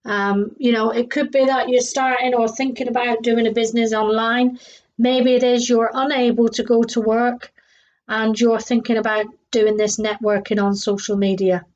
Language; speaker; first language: English; native; English